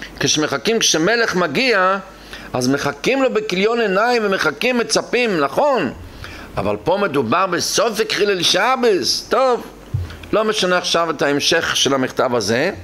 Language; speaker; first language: Hebrew; non-native, local second language; Yiddish